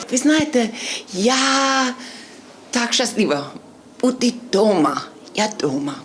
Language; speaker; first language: Ukrainian; non-native, learner; English